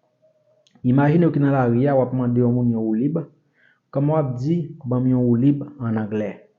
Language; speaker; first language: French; non-native, learner; Haitian Creole